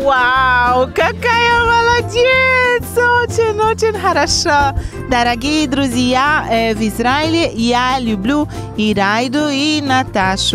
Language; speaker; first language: Russian; non-native, learner; Portuguese